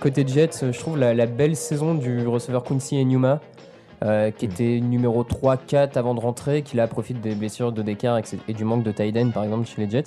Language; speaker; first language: French; native; French